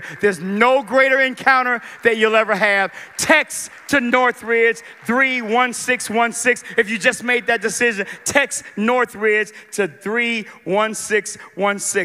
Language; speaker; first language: English; native; English